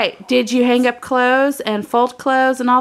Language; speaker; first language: English; native; English